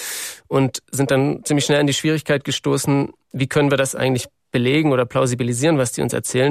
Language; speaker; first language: German; native; German